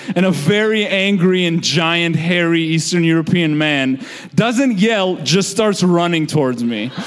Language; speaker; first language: English; early bilingual, other home language; Georgian